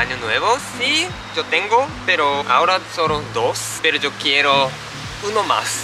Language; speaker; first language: Spanish; non-native, learner; Japanese